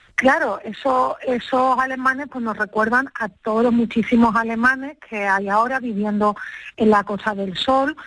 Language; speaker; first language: Spanish; native; Spanish